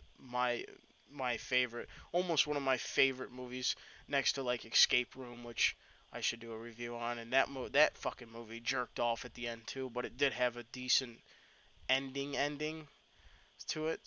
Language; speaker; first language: English; native; English